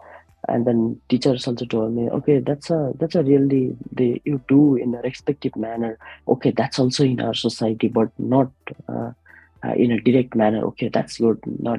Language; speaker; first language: English; non-native, learner; Nepali